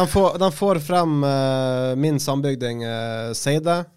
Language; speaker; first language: Norwegian; native; Norwegian